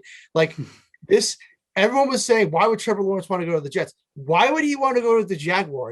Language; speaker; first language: English; native; English